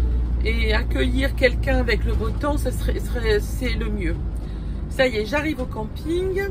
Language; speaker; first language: French; native; French